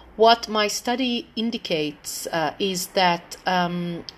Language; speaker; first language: English; non-native, fluent; Hebrew